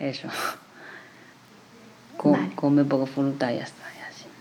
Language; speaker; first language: Spanish; non-native, learner; Chinese